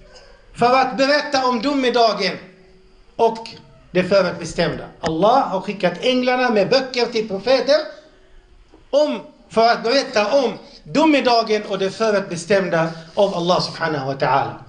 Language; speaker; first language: Swedish; non-native, local second language; Arabic